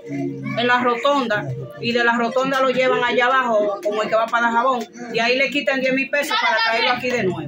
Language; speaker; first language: Spanish; native; Spanish